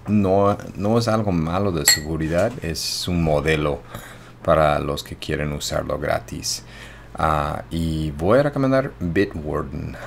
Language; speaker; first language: Spanish; non-native, fluent; English